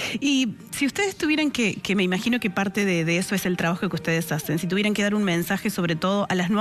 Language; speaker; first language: Spanish; native; Spanish